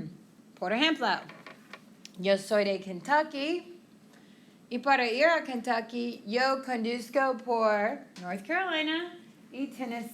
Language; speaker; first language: Spanish; non-native, fluent; English